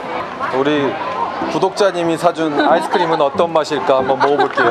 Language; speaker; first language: Korean; native; Korean